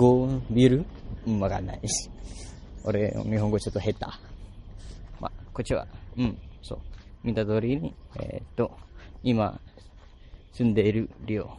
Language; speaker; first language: Japanese; non-native, learner; Malay